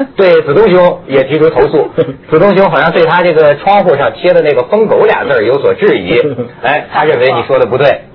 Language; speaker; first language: Chinese; native; Chinese